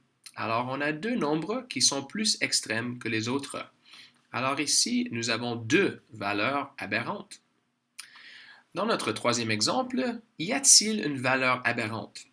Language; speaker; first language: French; non-native, local second language; English